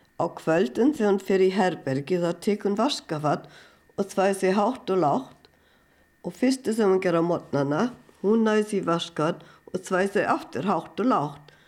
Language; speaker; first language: Icelandic; non-native, fluent; German